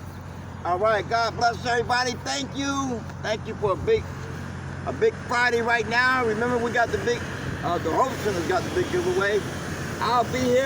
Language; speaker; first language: English; native; English